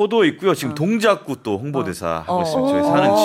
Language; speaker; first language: Korean; native; Korean